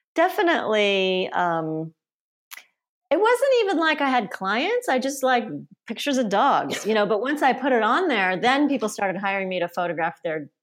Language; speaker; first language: English; early bilingual, other home language; Polish